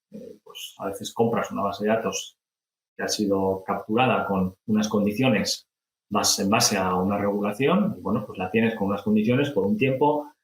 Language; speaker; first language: Spanish; native; Spanish